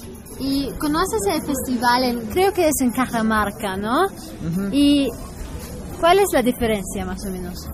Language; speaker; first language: Spanish; non-native, learner; German